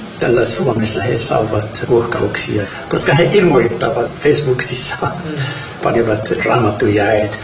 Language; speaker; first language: Finnish; non-native, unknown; Arabic